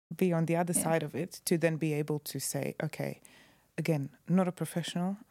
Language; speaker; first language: English; non-native, fluent; Croatian